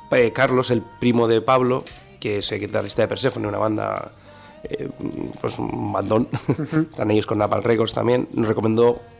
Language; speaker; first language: Spanish; native; Spanish